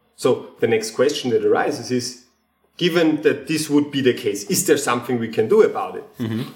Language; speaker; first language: English; non-native, fluent; German